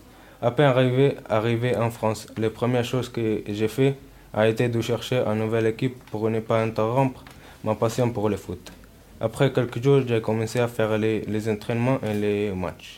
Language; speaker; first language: French; non-native, learner; Italian